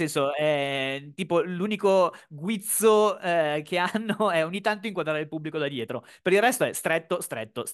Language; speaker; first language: Italian; native; Italian